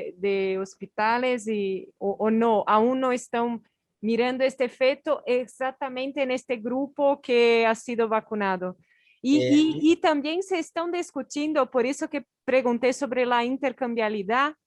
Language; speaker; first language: Spanish; non-native, fluent; Portuguese